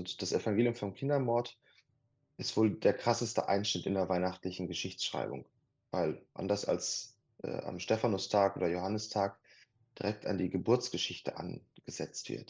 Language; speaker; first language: German; native; German